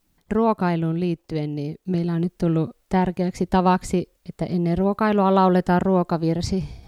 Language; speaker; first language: Finnish; native; Finnish